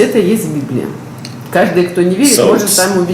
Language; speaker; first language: Russian; native; Russian